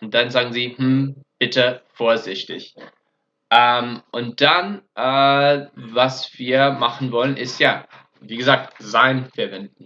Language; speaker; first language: German; non-native, fluent; English